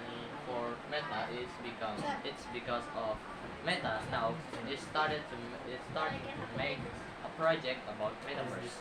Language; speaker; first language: English; non-native, learner; Indonesian